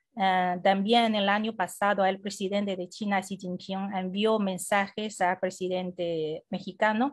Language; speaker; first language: Spanish; non-native, fluent; Chinese